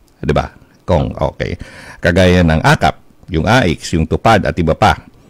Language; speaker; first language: Filipino; non-native, local second language; Bikol